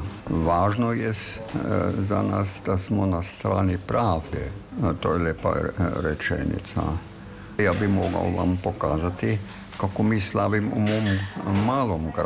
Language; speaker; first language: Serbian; non-native, fluent; German